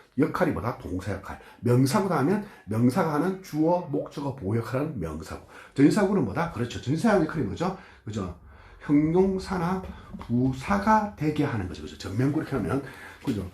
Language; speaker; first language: Korean; native; Korean